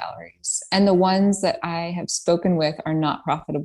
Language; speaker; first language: English; early bilingual, other home language; Persian